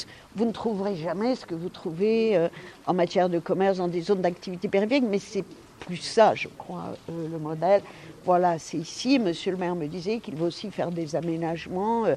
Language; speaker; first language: French; native; French